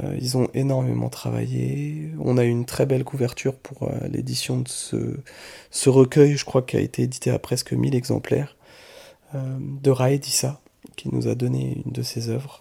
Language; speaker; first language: French; native; French